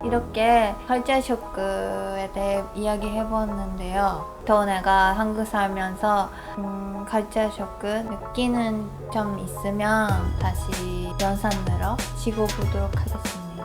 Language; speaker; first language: Korean; non-native, fluent; Japanese